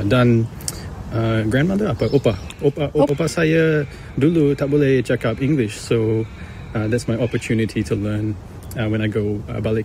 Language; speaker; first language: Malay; early bilingual, heritage; English